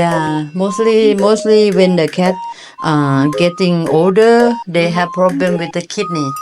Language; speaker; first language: English; non-native, local second language; Thai